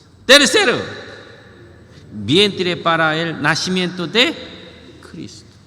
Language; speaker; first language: Spanish; non-native, learner; Korean